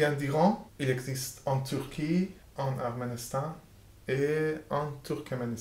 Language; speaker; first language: French; non-native, learner; Persian